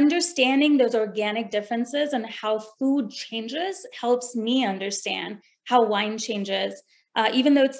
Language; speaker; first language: English; non-native, local second language; Hindi